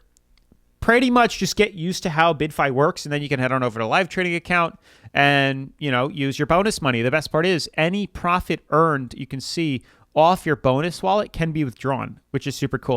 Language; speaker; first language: English; native; English